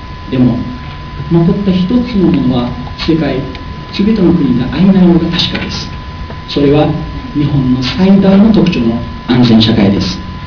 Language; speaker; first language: Japanese; non-native, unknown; Uzbek